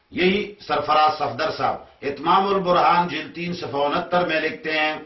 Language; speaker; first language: Urdu; non-native, local second language; Pashto